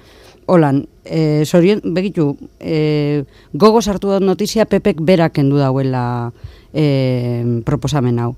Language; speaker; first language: Basque; native; Basque